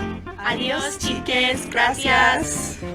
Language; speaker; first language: Spanish; non-native, learner; English